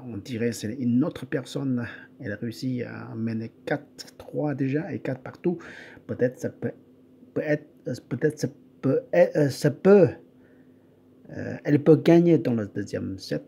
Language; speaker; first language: French; non-native, fluent; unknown